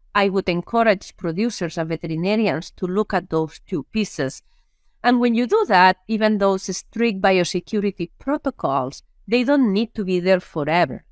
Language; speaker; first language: English; non-native, fluent; Spanish